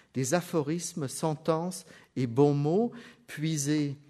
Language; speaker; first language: French; non-native, fluent; German